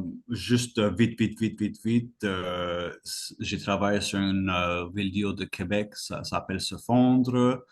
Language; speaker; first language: French; non-native, fluent; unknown